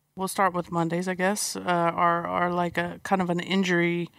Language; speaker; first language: English; native; English